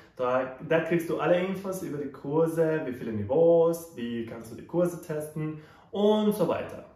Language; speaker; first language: German; non-native, fluent; Spanish